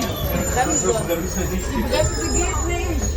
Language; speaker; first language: German; native; German